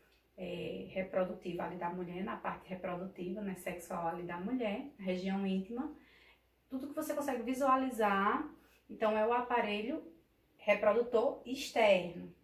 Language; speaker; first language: Portuguese; native; Portuguese